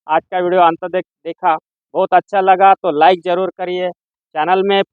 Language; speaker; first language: Hindi; non-native, local second language; Marathi